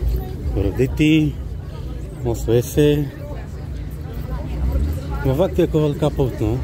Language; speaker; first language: Czech; non-native, learner; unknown